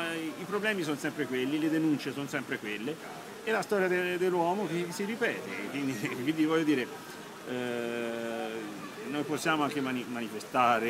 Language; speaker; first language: Italian; native; Italian